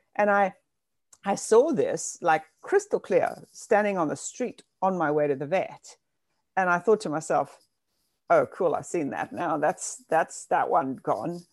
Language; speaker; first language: English; native; English